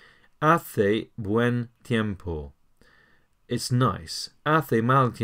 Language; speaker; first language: Spanish; non-native, learner; English